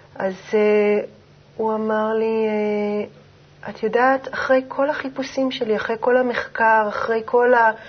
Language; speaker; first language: Hebrew; native; Hebrew